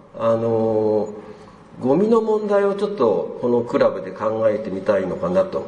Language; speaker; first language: Japanese; native; Japanese